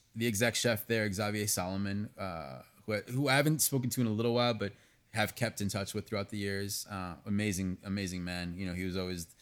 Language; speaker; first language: English; early bilingual, other home language; Spanish